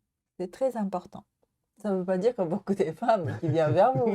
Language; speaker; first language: French; non-native, learner; Japanese